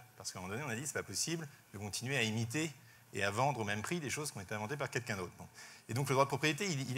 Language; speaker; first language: French; native; French